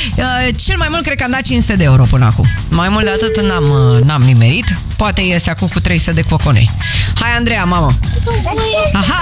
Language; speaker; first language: Romanian; native; Romanian